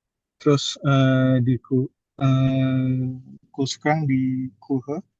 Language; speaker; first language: German; non-native, learner; Indonesian